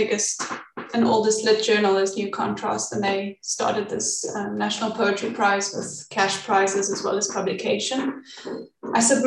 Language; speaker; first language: English; native; English